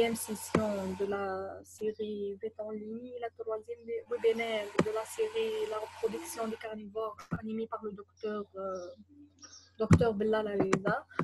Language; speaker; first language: French; non-native, local second language; Arabic